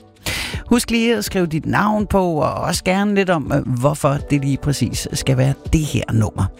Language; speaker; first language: Danish; native; Danish